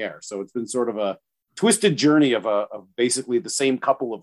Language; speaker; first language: English; native; English